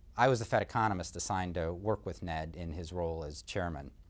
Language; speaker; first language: English; native; English